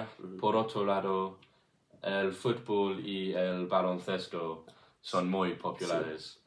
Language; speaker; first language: Spanish; non-native, learner; English